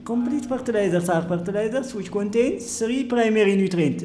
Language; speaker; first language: English; non-native, fluent; Amharic